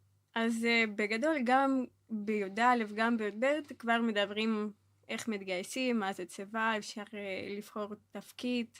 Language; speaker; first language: Hebrew; non-native, fluent; Russian